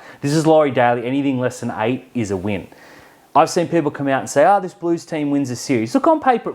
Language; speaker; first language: English; native; English